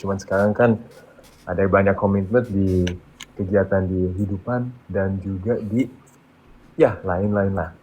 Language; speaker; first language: Indonesian; early bilingual, other home language; English